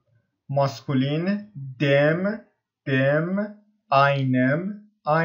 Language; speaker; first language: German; non-native, fluent; Persian